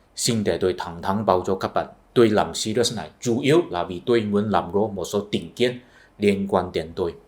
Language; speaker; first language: Vietnamese; non-native, fluent; Chinese